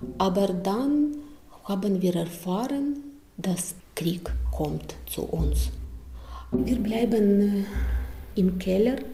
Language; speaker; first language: German; non-native, learner; Russian